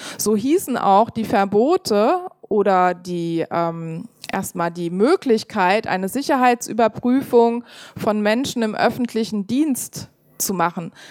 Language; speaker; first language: German; native; German